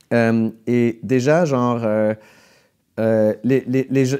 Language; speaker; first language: French; native; French